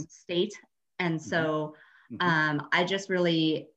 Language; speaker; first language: English; native; English